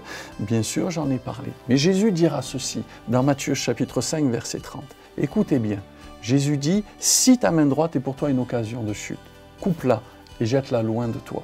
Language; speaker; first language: French; native; French